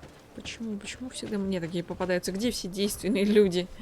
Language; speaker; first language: Russian; native; Russian